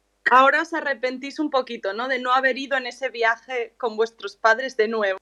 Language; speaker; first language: Spanish; native; Spanish